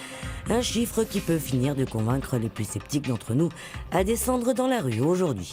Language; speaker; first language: French; native; French